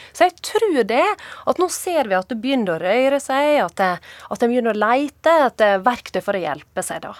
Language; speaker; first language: Norwegian; native; Norwegian